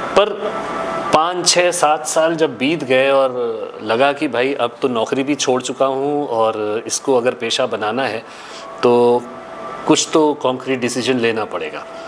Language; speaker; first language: Hindi; native; Hindi